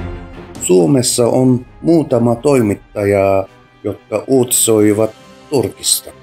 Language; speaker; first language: Finnish; non-native, fluent; Turkish